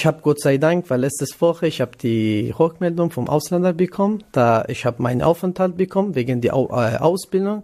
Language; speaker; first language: German; non-native, learner; Kurdish